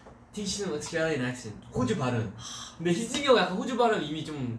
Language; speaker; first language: Korean; early bilingual, heritage; Korean